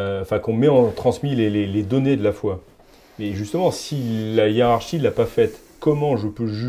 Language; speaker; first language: French; native; French